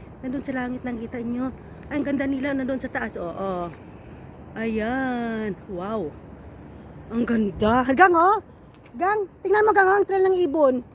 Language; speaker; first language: Filipino; non-native, local second language; Hiligaynon